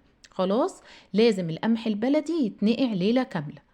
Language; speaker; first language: Arabic; native; Arabic